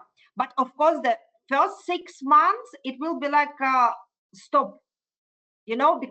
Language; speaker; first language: English; non-native, fluent; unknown